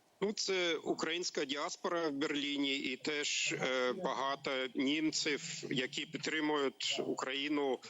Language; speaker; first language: Ukrainian; non-native, learner; German